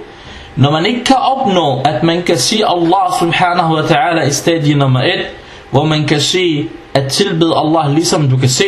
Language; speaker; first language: Danish; non-native, fluent; Arabic